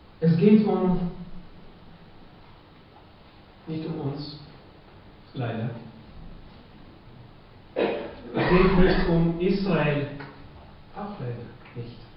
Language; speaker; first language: German; non-native, fluent; Russian